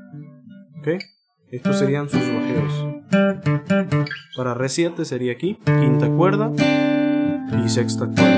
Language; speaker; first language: Spanish; native; Spanish